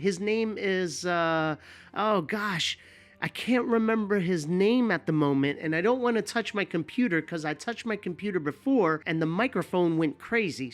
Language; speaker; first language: English; native; English